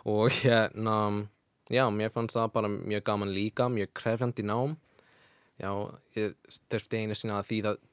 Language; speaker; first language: Icelandic; non-native, fluent; English